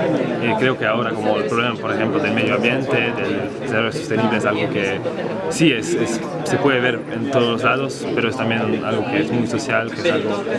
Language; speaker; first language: Spanish; non-native, fluent; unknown